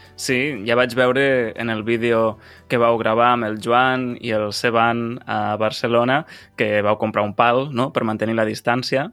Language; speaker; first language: Catalan; native; Catalan